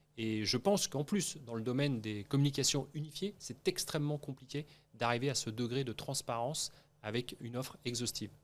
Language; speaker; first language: French; native; French